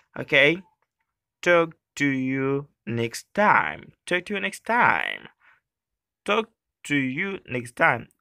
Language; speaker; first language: English; non-native, learner; Haitian Creole